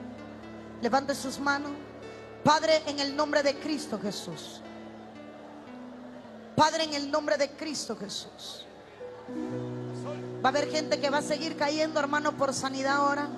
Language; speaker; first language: Spanish; native; Spanish